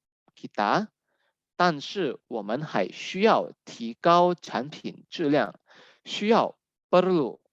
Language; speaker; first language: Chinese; non-native, fluent; Indonesian